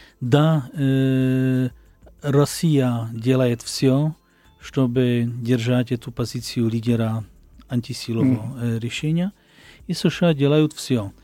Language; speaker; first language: Russian; non-native, learner; Slovak